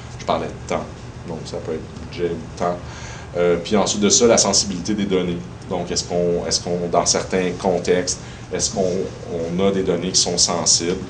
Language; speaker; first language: French; native; French